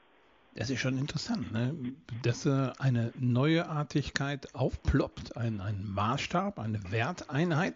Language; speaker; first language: German; native; German